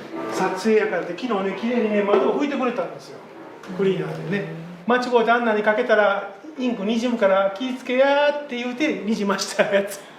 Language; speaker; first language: Japanese; native; Japanese